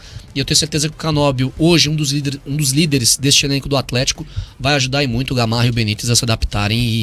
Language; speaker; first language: Portuguese; native; Portuguese